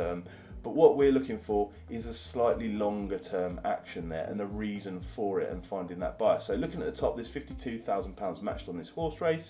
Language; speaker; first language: English; native; English